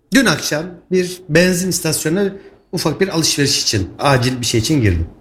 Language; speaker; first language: Turkish; native; Turkish